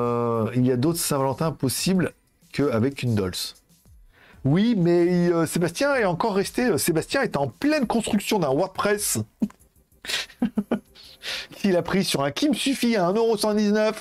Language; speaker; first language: French; native; French